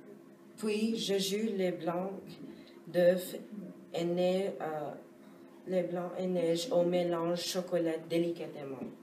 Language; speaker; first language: French; non-native, learner; English